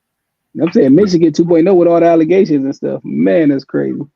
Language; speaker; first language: English; native; English